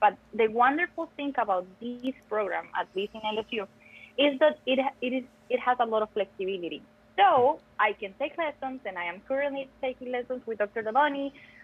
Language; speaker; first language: English; non-native, fluent; Spanish